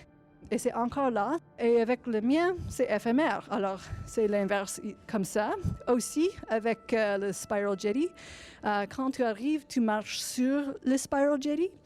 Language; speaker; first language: French; non-native, learner; English